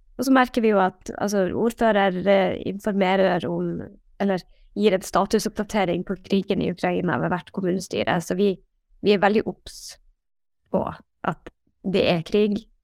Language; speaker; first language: Norwegian; native; Norwegian